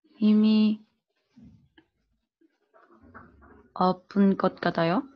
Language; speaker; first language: Korean; non-native, learner; Spanish